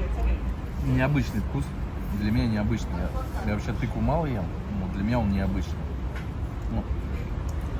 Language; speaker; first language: Russian; native; Russian